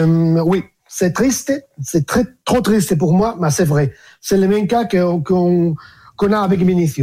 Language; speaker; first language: French; non-native, fluent; Spanish